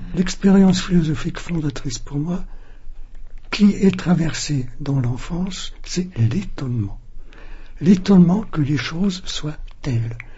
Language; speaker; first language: French; non-native, fluent; German